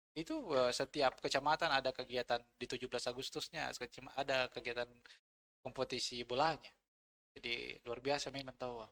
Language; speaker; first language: Indonesian; native; Indonesian